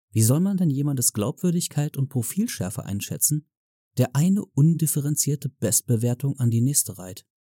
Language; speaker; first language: German; native; German